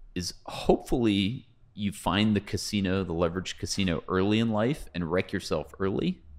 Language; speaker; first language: English; native; English